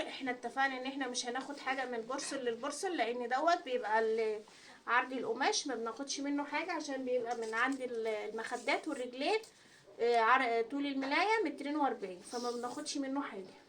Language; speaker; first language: Arabic; native; Arabic